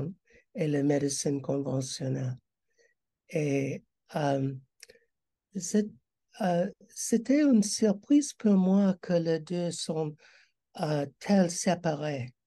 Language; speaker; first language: French; non-native, learner; English